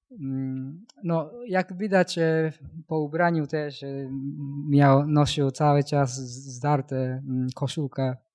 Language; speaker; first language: Polish; non-native, learner; Japanese